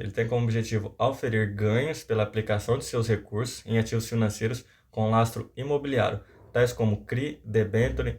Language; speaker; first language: Portuguese; native; Portuguese